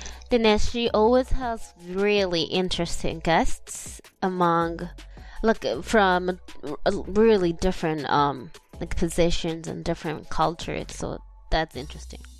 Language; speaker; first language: English; non-native, fluent; Japanese